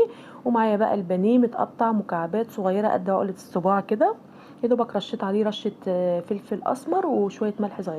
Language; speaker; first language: Arabic; native; Arabic